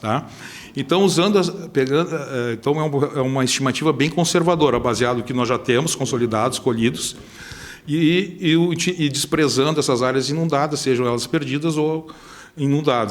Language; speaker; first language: Portuguese; native; Portuguese